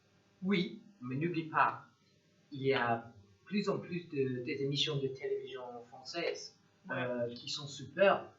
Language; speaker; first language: French; non-native, learner; English